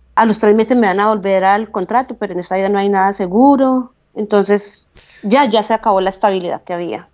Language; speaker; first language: Spanish; native; Spanish